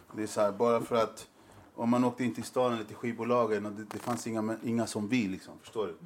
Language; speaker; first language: Swedish; early bilingual, other home language; Spanish